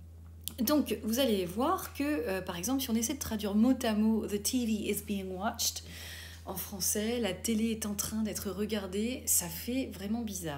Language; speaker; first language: French; native; French